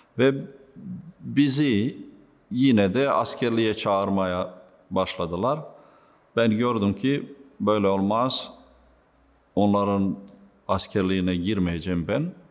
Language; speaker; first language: Turkish; non-native, fluent; Bosnian